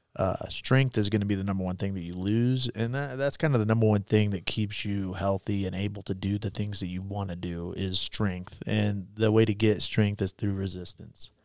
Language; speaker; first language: English; native; English